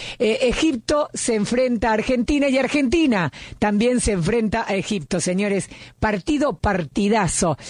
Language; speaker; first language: Spanish; native; Spanish